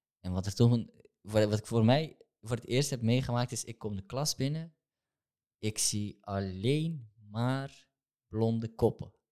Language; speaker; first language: Dutch; early bilingual, other home language; Turkish